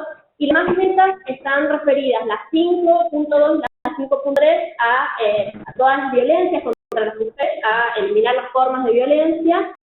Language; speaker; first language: Spanish; native; Spanish